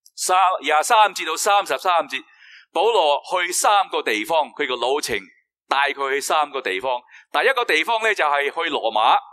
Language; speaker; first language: Cantonese; non-native, fluent; Chinese